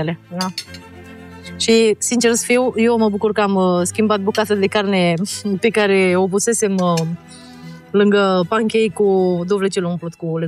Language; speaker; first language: Romanian; native; Romanian